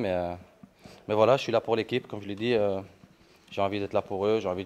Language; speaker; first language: French; native; French